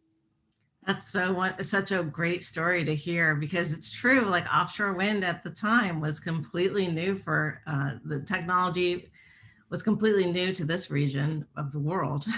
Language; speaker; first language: English; native; English